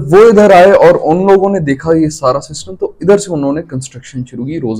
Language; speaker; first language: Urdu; non-native, local second language; Sindhi